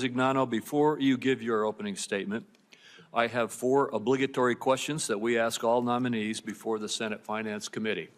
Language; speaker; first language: English; native; English